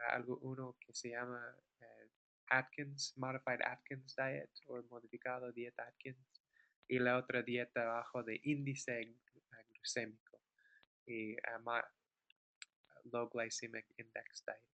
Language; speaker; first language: Spanish; non-native, fluent; English